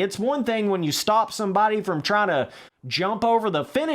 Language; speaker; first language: English; native; English